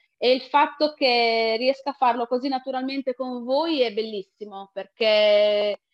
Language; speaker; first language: Italian; native; Italian